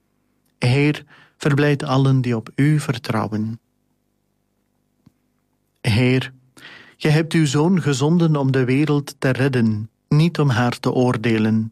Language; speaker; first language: Dutch; native; Dutch